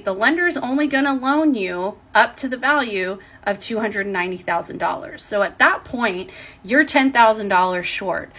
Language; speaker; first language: English; native; English